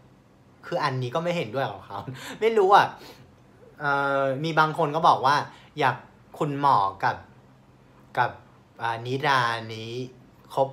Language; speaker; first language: Thai; non-native, fluent; Vietnamese